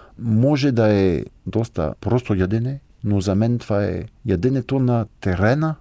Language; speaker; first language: Bulgarian; non-native, fluent; French